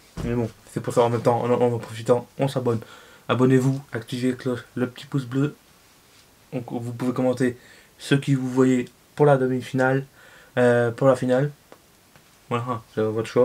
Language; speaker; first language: French; native; French